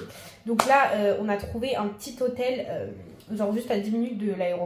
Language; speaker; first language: French; native; French